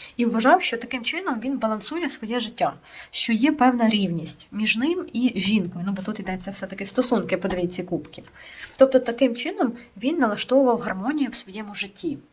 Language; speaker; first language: Ukrainian; non-native, local second language; Russian